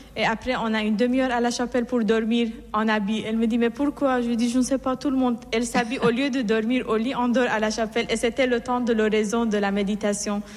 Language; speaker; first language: French; non-native, fluent; Persian